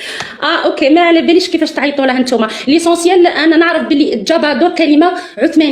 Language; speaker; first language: Arabic; native; Arabic